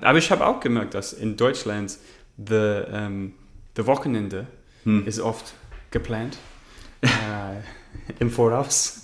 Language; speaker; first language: German; non-native, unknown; English